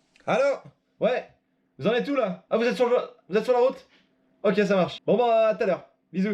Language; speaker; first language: French; native; French